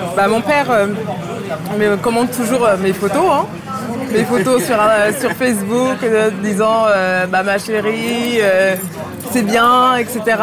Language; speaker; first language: French; early bilingual, other home language; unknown